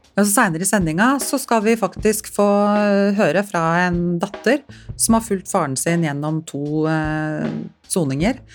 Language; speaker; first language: Norwegian; native; Norwegian